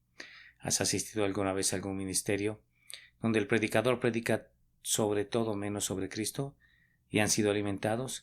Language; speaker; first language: Spanish; native; Spanish